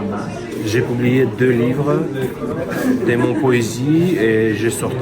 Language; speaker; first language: French; non-native, learner; Russian